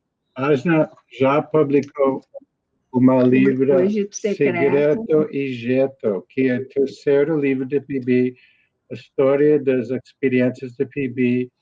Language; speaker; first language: Portuguese; non-native, learner; English